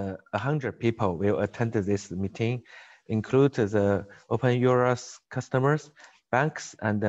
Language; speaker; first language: English; non-native, learner; Chinese